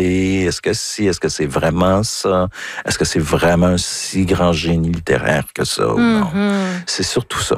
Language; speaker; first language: French; native; French